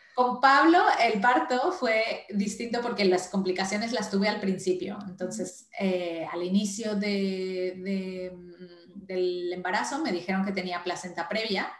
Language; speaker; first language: Spanish; native; Spanish